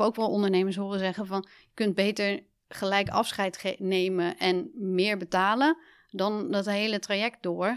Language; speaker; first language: Dutch; native; Dutch